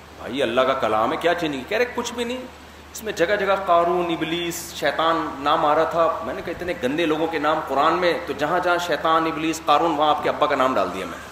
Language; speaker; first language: Urdu; native; Urdu